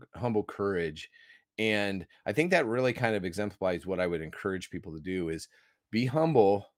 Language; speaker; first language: English; native; English